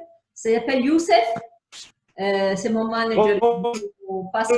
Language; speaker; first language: French; non-native, fluent; Arabic